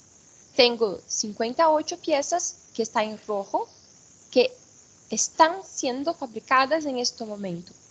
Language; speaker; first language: Spanish; non-native, fluent; Portuguese